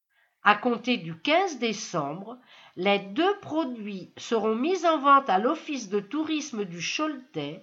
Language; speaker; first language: French; native; French